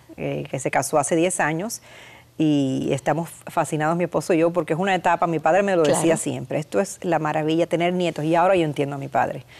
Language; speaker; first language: Spanish; native; Spanish